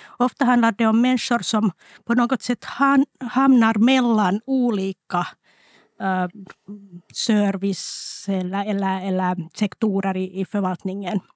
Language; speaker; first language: Swedish; non-native, local second language; Finnish